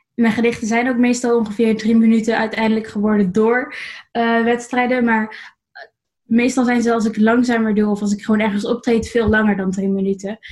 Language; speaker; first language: Dutch; native; Dutch